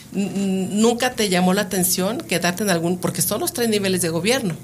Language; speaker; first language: Spanish; native; Spanish